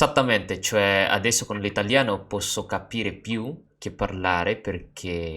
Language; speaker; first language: Italian; non-native, learner; Indonesian